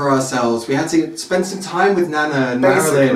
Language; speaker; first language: English; native; English